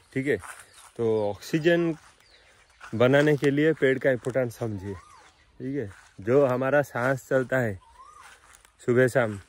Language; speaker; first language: Hindi; non-native, local second language; Odia